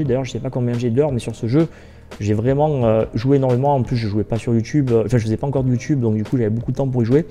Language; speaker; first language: French; native; French